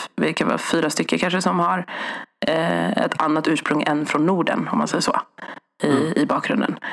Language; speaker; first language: Swedish; early bilingual, other home language; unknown